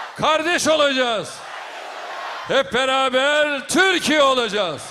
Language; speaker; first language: Turkish; native; Turkish